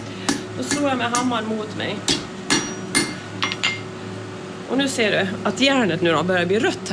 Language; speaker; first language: Swedish; native; Swedish